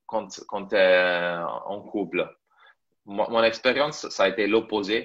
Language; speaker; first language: French; non-native, fluent; Italian